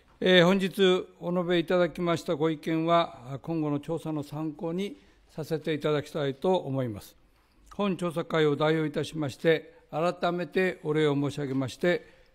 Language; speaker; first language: Japanese; native; Japanese